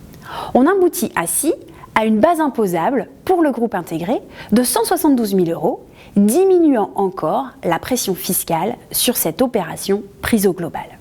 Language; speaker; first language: French; native; French